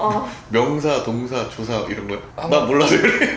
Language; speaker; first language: Korean; native; Korean